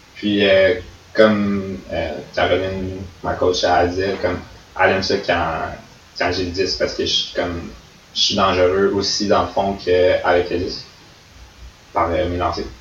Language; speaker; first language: French; native; French